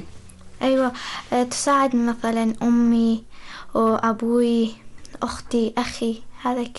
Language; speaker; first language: Arabic; non-native, learner; Persian